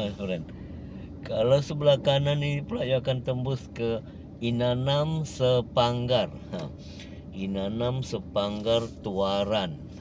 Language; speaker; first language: Malay; native; Malay